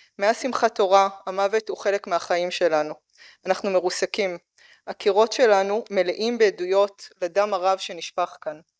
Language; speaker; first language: Hebrew; native; Hebrew